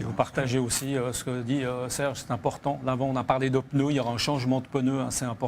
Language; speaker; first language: French; native; French